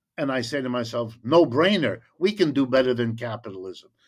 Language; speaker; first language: English; native; English